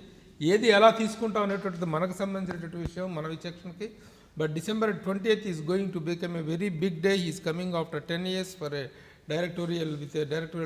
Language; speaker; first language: Telugu; native; Telugu